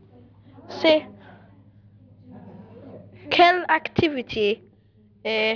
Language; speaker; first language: French; non-native, learner; English